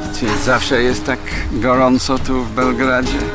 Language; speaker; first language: Polish; non-native, fluent; English